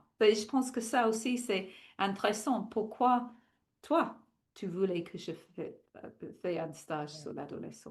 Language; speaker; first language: French; non-native, fluent; English